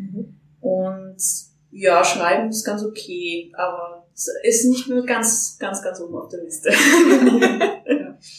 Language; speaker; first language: German; non-native, fluent; Finnish